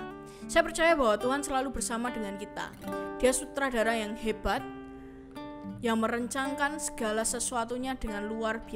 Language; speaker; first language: Indonesian; native; Indonesian